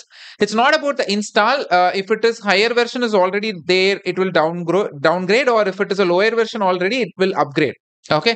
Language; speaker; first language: English; non-native, local second language; Tamil